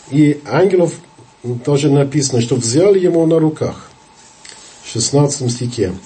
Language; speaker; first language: Russian; non-native, fluent; English